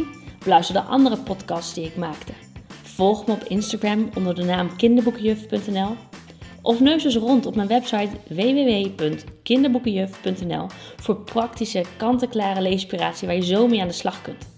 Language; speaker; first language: Dutch; native; Dutch